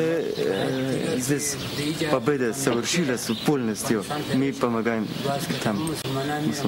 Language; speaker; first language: Russian; non-native, learner; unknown